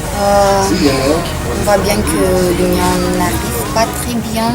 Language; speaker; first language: French; non-native, fluent; Romanian